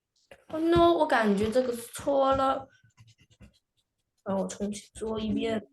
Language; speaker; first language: Chinese; early bilingual, other home language; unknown